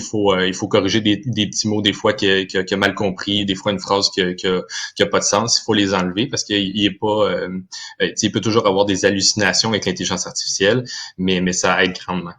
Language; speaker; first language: French; native; French